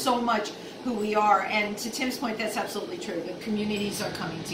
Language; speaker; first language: English; native; English